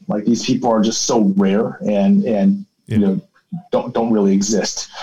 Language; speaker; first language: English; early bilingual, other home language; Chinese